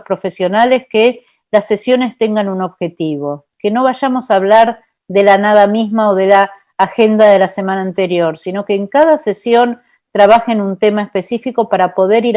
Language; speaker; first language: Spanish; native; Spanish